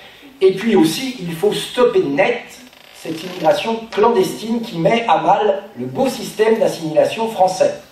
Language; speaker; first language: French; native; French